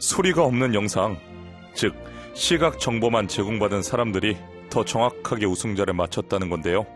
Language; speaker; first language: Korean; native; Korean